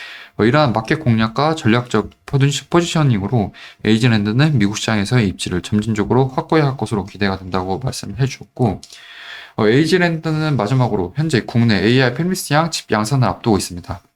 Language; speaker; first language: Korean; native; Korean